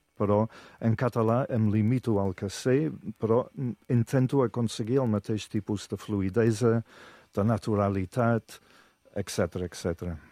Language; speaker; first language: Catalan; non-native, fluent; English